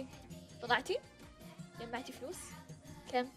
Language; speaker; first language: Arabic; native; Arabic